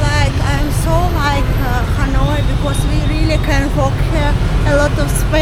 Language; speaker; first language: English; non-native, learner; Russian